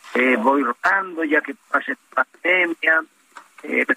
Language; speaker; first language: Spanish; native; Spanish